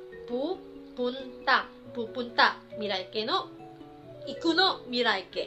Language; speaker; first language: Japanese; non-native, fluent; Filipino